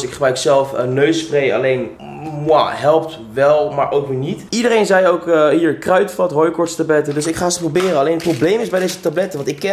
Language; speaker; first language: Dutch; native; Dutch